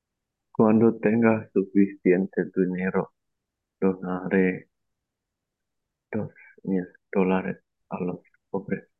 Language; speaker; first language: Spanish; non-native, learner; Chinese